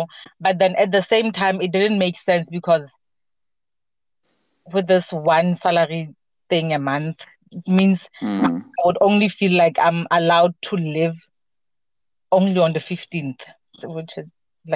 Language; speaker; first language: English; non-native, local second language; Southern Sotho